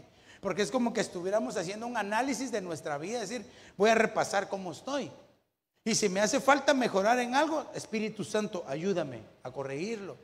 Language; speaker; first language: Spanish; native; Spanish